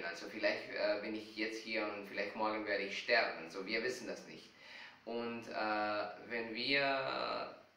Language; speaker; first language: German; non-native, fluent; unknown